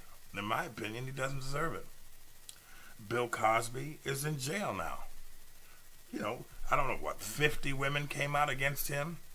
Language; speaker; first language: English; native; English